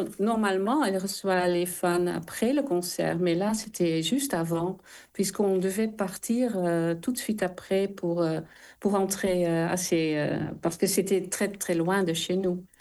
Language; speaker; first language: French; non-native, fluent; Dutch